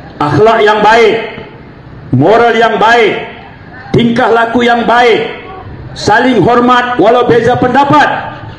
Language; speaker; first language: Malay; native; Malay